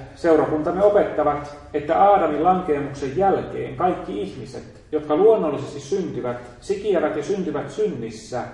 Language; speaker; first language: Finnish; native; Finnish